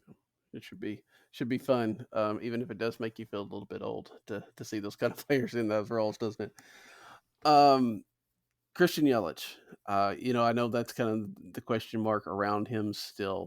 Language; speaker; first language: English; native; English